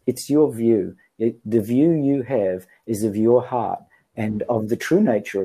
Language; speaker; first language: English; native; English